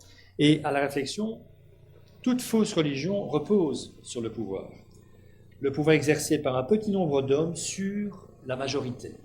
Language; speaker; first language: French; native; French